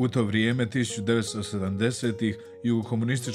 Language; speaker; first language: Croatian; native; Croatian